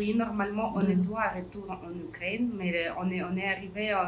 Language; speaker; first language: French; non-native, learner; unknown